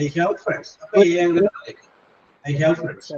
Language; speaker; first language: English; non-native, local second language; Malayalam